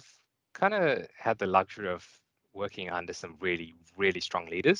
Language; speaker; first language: English; native; English